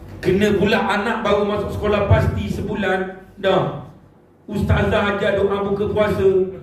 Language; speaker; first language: Malay; non-native, local second language; Tamil